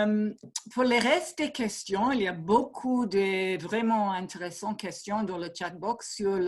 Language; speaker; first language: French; non-native, fluent; English